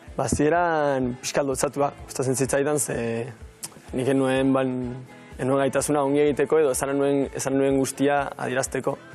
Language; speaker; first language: Basque; non-native, local second language; Spanish